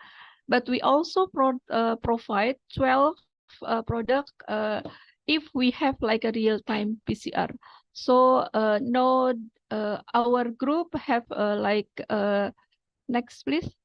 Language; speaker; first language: English; non-native, fluent; Indonesian